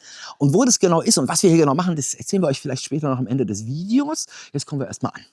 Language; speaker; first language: German; native; German